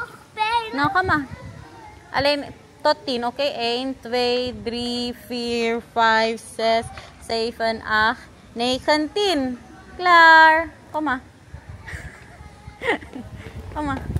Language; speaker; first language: Dutch; non-native, learner; Filipino